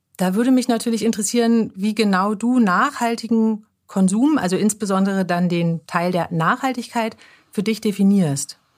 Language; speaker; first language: German; native; German